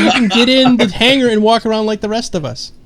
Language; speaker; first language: English; native; English